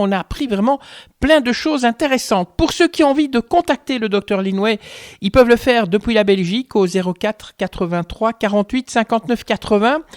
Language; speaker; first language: French; native; French